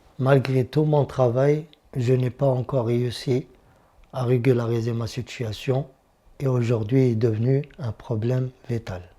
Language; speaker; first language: French; non-native, local second language; Arabic